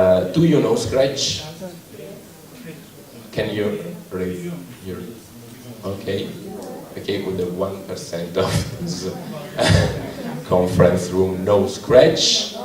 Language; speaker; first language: English; non-native, learner; Italian